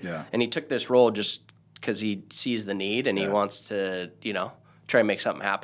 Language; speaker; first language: English; native; English